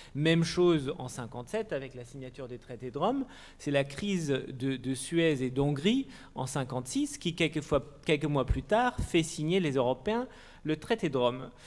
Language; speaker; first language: French; non-native, fluent; German